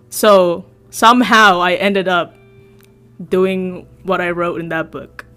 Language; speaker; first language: English; early bilingual, other home language; Sinhala